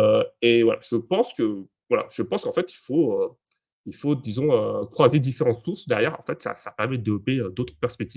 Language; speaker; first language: French; native; French